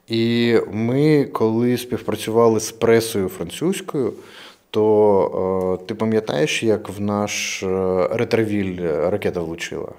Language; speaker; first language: Ukrainian; non-native, local second language; Russian